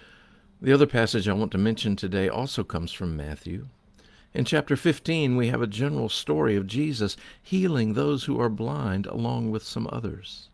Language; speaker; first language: English; native; English